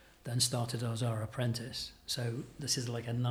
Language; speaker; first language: English; native; English